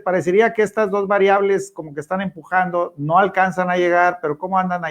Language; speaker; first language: Spanish; native; Spanish